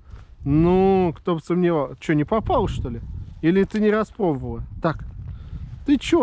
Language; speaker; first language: Russian; native; Russian